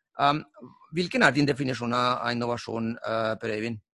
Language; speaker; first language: Norwegian; non-native, fluent; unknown